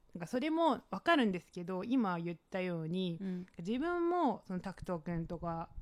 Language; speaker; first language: Japanese; non-native, fluent; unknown